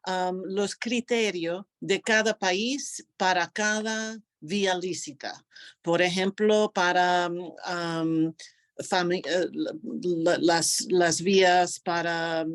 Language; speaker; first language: Spanish; non-native, fluent; English